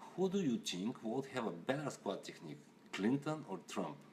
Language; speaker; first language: English; non-native, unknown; Bulgarian